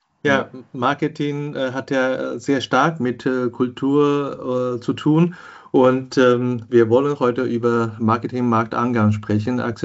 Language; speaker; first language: German; non-native, fluent; Chinese